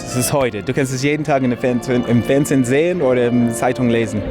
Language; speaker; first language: German; non-native, fluent; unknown